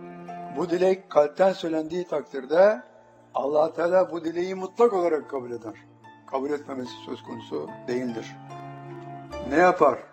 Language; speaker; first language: Turkish; native; Turkish